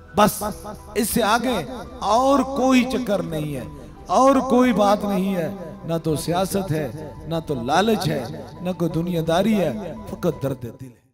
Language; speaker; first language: Urdu; non-native, local second language; Punjabi